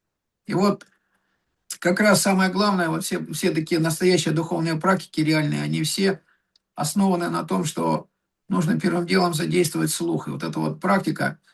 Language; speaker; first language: Russian; native; Russian